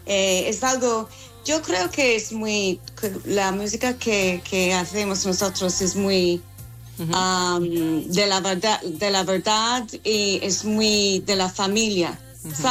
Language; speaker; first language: Spanish; non-native, learner; English